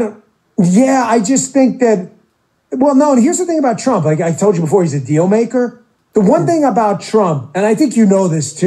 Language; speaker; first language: English; native; English